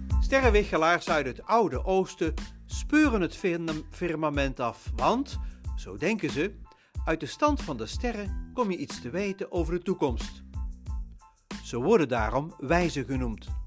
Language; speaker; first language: Dutch; native; Dutch